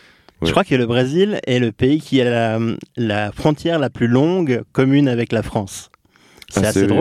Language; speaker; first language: French; native; French